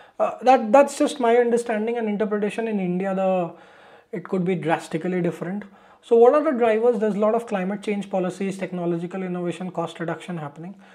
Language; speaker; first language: English; non-native, local second language; Hindi